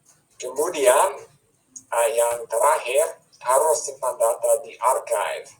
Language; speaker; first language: Indonesian; non-native, fluent; English